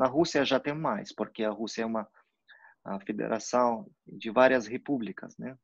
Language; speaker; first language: Portuguese; non-native, fluent; Russian